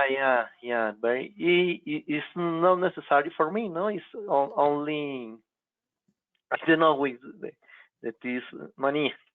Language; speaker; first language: English; non-native, local second language; Spanish